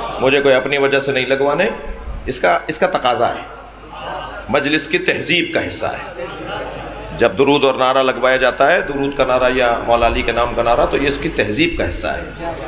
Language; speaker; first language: Urdu; non-native, local second language; Sindhi